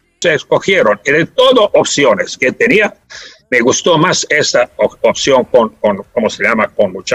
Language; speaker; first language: Spanish; non-native, fluent; Serbian